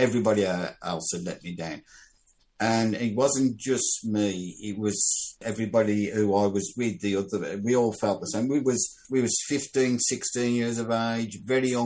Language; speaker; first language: English; native; English